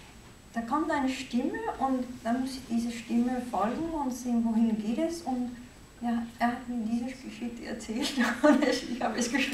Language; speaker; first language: German; non-native, fluent; Danish